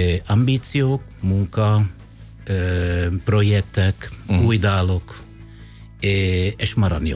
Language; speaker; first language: Hungarian; non-native, fluent; Italian